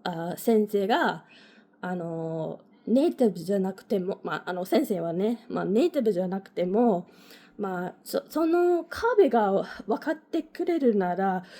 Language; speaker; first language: Japanese; non-native, learner; English